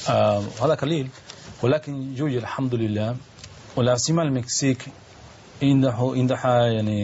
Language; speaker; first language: Arabic; non-native, learner; Spanish